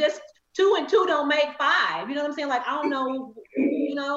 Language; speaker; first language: English; native; English